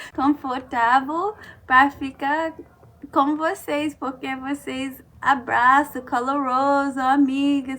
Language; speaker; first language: Portuguese; non-native, learner; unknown